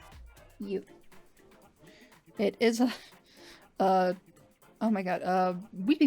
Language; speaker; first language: English; native; English